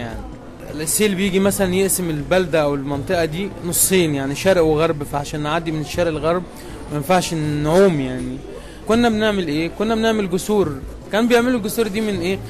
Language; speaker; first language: Arabic; native; Arabic